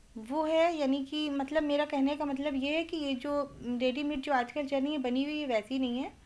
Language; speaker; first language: Hindi; native; Hindi